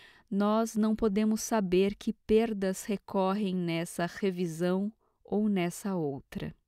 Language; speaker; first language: Portuguese; native; Portuguese